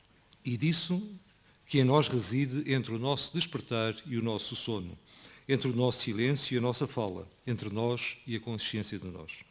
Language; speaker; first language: Portuguese; native; Portuguese